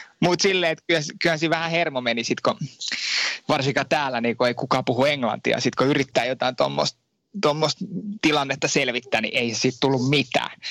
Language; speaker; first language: Finnish; native; Finnish